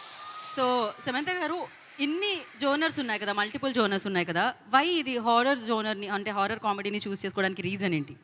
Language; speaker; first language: Telugu; native; Telugu